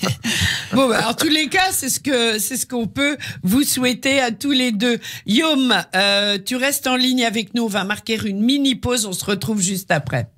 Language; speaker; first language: French; native; French